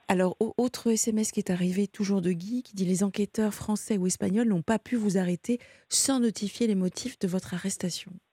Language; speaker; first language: French; native; French